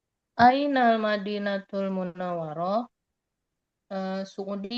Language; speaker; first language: Arabic; non-native, learner; Indonesian